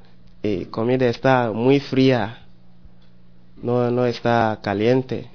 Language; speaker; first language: Spanish; non-native, learner; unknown